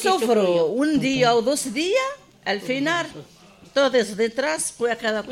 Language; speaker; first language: Spanish; non-native, learner; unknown